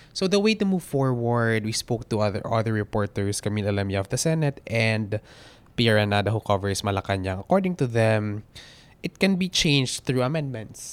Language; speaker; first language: English; non-native, local second language; Filipino